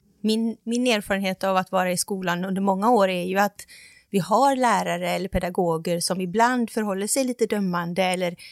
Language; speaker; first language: Swedish; native; Swedish